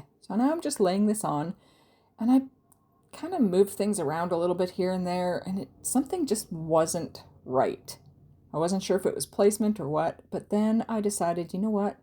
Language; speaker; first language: English; native; English